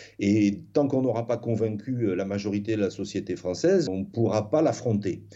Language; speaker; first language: French; native; French